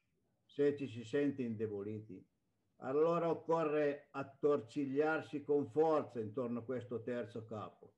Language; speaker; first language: Italian; native; Italian